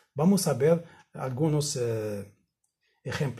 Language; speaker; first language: Spanish; non-native, fluent; Arabic